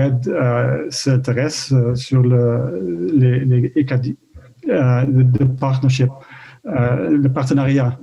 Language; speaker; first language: French; non-native, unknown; Dutch